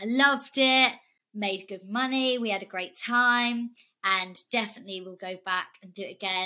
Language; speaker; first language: English; native; English